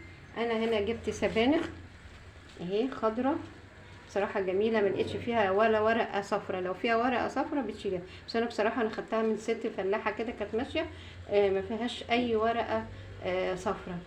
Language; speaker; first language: Arabic; native; Arabic